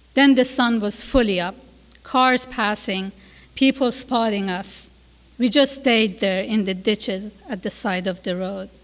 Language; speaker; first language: English; non-native, fluent; Persian